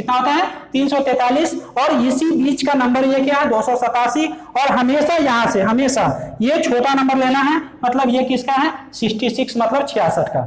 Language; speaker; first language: Hindi; native; Hindi